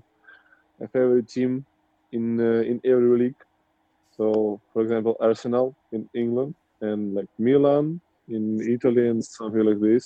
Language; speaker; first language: English; non-native, learner; Russian